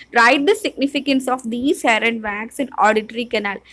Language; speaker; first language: English; non-native, local second language; Malayalam